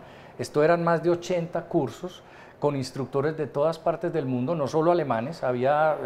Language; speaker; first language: Spanish; native; Spanish